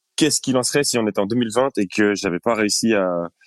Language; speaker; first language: French; native; French